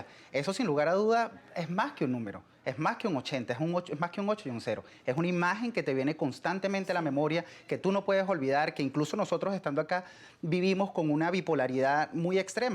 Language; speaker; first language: Spanish; native; Spanish